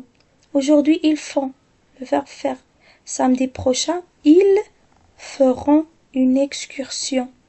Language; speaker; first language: French; non-native, local second language; Arabic